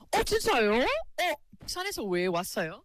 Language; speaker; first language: Korean; non-native, learner; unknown